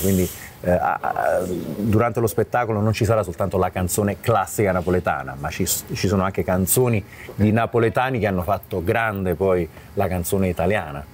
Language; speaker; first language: Italian; native; Italian